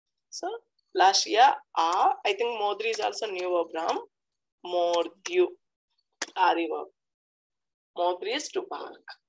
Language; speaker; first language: English; non-native, local second language; Telugu